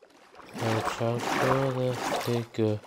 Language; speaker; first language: English; native; English